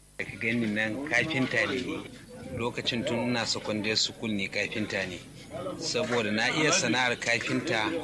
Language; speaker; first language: Hausa; native; Hausa